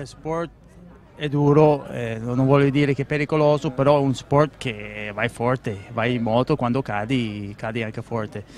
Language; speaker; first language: Italian; non-native, fluent; English